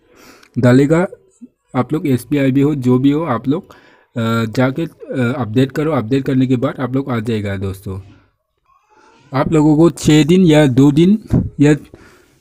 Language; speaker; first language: Hindi; non-native, local second language; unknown